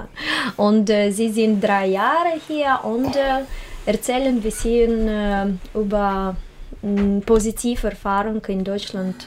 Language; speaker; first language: German; non-native, learner; Russian